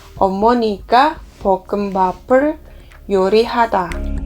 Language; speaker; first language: Korean; non-native, learner; Indonesian